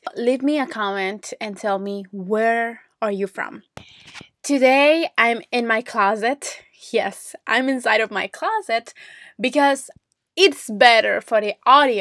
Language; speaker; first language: English; non-native, fluent; Spanish